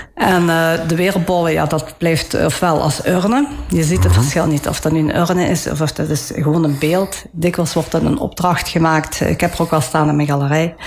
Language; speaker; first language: Dutch; early bilingual, other home language; Italian